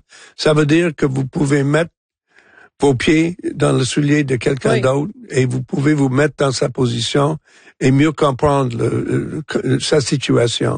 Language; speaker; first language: French; non-native, local second language; English